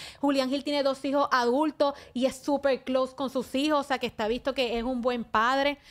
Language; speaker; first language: Spanish; native; Spanish